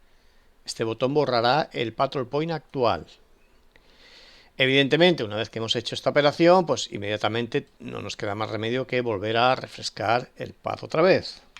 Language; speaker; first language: Spanish; native; Spanish